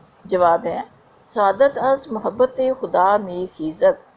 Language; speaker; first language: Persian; non-native, fluent; Urdu